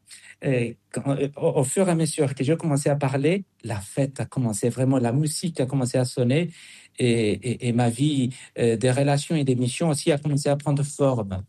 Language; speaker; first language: French; non-native, fluent; Spanish